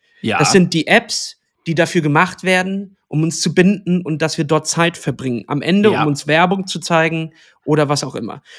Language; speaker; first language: German; native; German